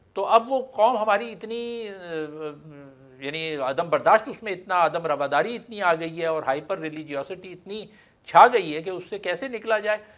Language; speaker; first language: Urdu; native; Urdu